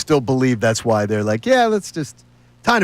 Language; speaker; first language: English; native; English